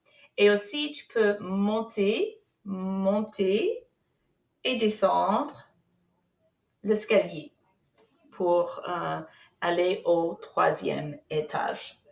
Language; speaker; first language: French; non-native, fluent; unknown